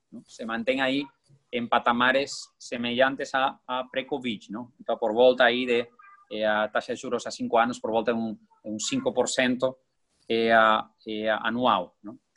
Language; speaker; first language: Portuguese; non-native, fluent; Spanish